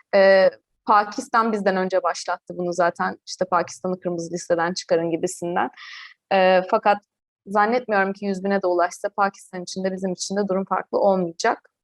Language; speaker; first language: Turkish; native; Turkish